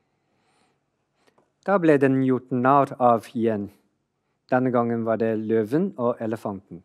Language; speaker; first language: Norwegian; non-native, fluent; Chinese